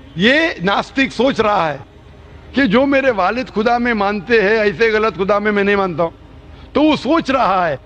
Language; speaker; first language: Urdu; non-native, local second language; Konkani